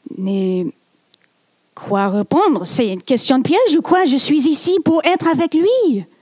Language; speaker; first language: French; non-native, fluent; English